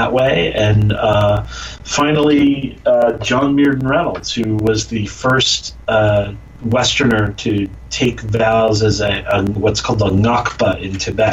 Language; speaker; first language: English; native; English